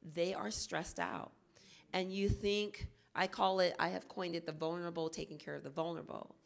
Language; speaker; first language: English; native; English